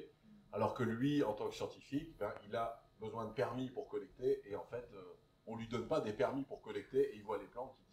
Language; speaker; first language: French; native; French